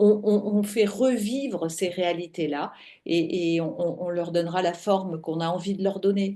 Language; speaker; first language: French; native; French